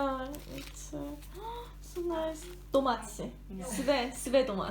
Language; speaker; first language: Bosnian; non-native, learner; Korean